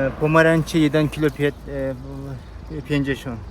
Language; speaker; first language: Polish; non-native, learner; Turkish